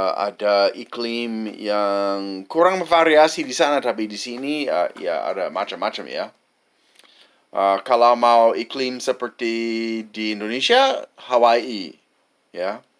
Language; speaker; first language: Indonesian; non-native, fluent; English